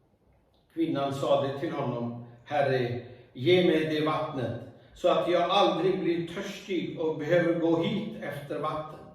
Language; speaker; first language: Swedish; non-native, fluent; Urdu